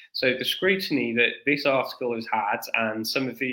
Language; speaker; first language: English; native; English